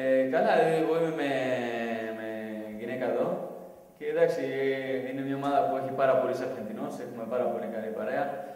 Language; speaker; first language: Greek; non-native, fluent; Spanish